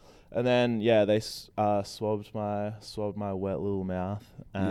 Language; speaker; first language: English; native; English